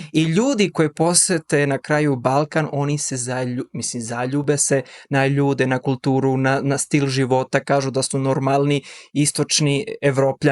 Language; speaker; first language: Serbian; early bilingual, heritage; Serbian